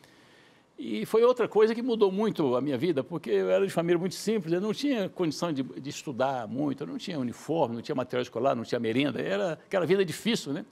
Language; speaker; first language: Portuguese; native; Portuguese